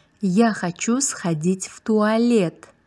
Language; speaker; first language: Russian; non-native, fluent; Uzbek